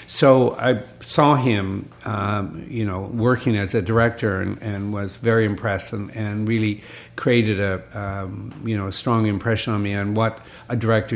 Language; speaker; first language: English; native; English